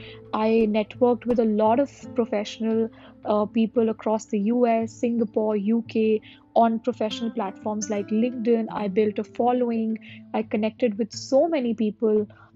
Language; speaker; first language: English; non-native, local second language; Hindi